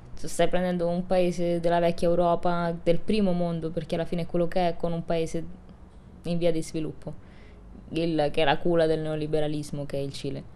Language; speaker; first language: Italian; early bilingual, other home language; Spanish